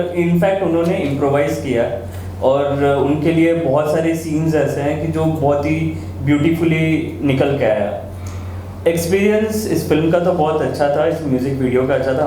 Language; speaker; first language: Hindi; native; Hindi